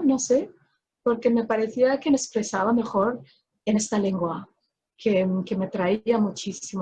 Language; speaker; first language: Spanish; non-native, fluent; Filipino